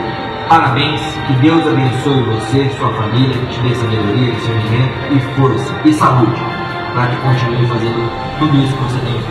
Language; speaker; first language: Portuguese; native; Portuguese